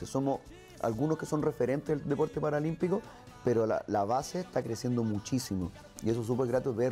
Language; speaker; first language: Spanish; native; Spanish